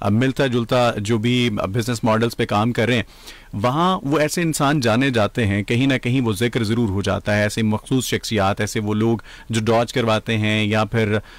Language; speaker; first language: Urdu; native; Urdu